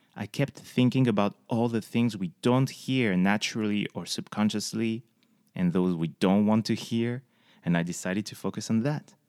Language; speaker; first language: English; non-native, fluent; French